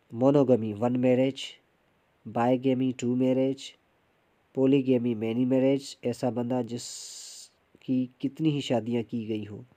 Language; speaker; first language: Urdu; non-native, local second language; Sindhi